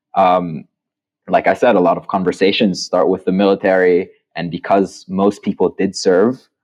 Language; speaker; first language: English; non-native, fluent; Hebrew